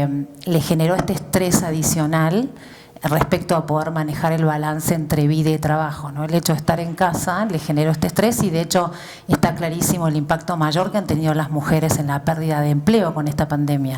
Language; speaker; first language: Spanish; native; Spanish